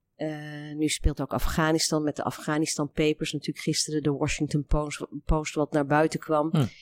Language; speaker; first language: Dutch; early bilingual, other home language; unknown